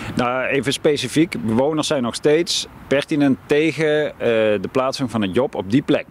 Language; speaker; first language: Dutch; native; Dutch